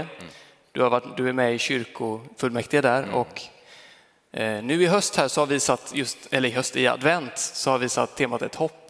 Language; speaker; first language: Swedish; native; Swedish